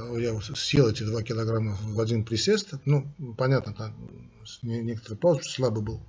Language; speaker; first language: Russian; non-native, local second language; Armenian